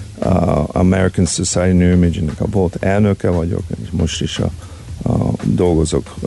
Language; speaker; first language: Hungarian; early bilingual, heritage; Hungarian